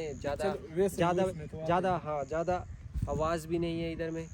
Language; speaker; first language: Hindi; non-native, fluent; Bangla